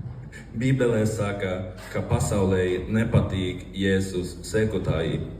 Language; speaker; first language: Latvian; early bilingual, heritage; Swedish